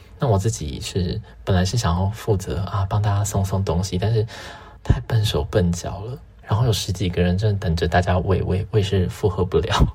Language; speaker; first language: Chinese; native; Chinese